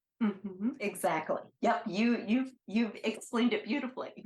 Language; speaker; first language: English; native; English